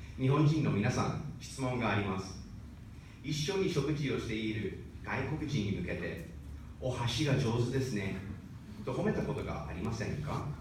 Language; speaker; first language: Japanese; non-native, fluent; English